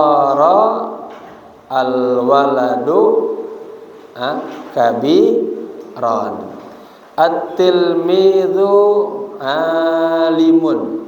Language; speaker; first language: Arabic; non-native, fluent; Indonesian